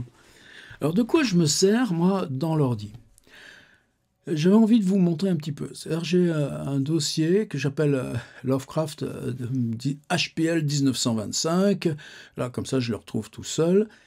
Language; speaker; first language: French; native; French